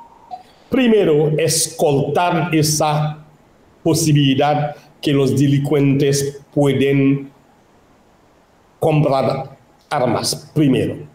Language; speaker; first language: Spanish; non-native, local second language; Haitian Creole